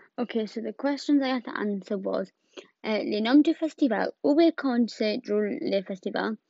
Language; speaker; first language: French; non-native, learner; English